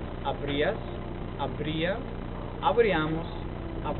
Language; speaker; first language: Portuguese; non-native, learner; English